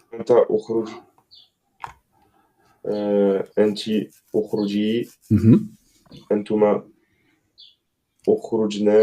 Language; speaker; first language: Arabic; non-native, learner; French